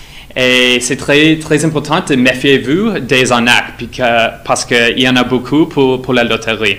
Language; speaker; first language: French; non-native, fluent; English